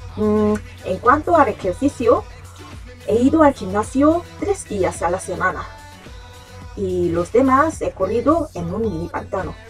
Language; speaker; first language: Spanish; non-native, fluent; Korean